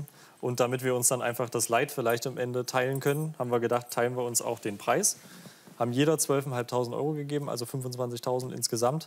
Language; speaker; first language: German; native; German